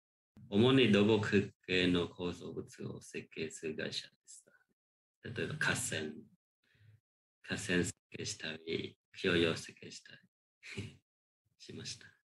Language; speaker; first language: Japanese; non-native, fluent; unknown